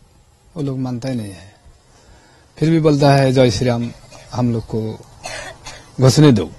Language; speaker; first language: Hindi; non-native, local second language; Bangla